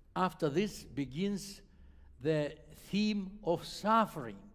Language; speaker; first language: English; non-native, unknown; Russian